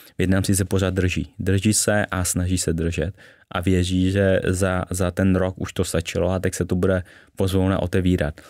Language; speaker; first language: Czech; early bilingual, other home language; Vietnamese